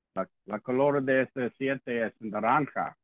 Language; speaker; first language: Spanish; non-native, learner; English